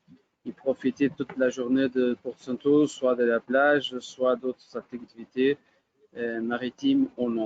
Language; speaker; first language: French; non-native, fluent; Portuguese